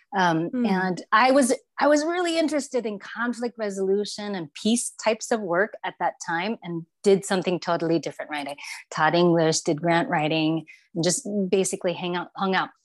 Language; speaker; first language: English; non-native, fluent; Chinese